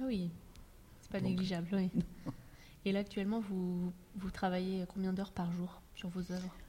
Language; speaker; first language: French; native; French